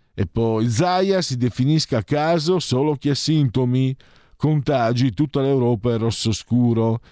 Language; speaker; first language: Italian; native; Italian